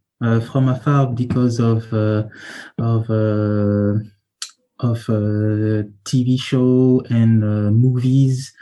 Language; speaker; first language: English; non-native, learner; French